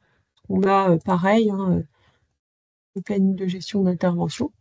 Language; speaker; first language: French; native; French